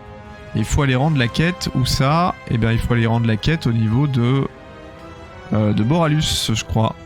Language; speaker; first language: French; native; French